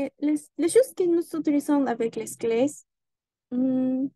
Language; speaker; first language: French; non-native, learner; Spanish